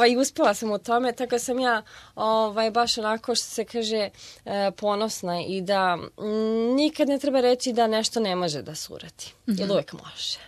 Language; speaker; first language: Serbian; early bilingual, heritage; Serbian